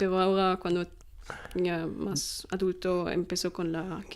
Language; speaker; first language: Spanish; non-native, fluent; German